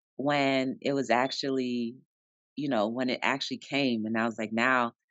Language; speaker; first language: English; native; English